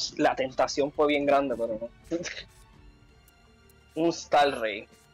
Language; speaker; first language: Spanish; native; Spanish